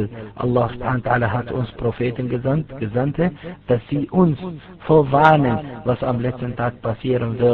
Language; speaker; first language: German; non-native, fluent; Arabic